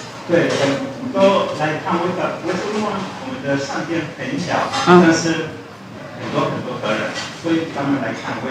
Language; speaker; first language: Chinese; non-native, learner; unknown